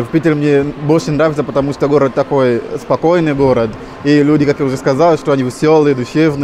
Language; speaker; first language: Russian; non-native, fluent; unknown